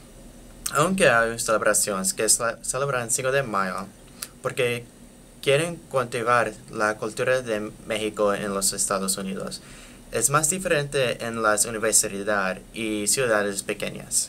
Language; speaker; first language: Spanish; non-native, learner; English